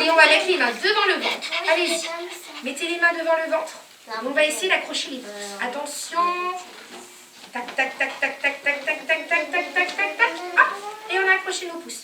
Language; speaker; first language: French; native; French